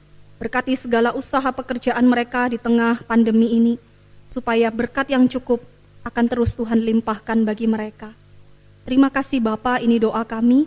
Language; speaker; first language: Indonesian; native; Indonesian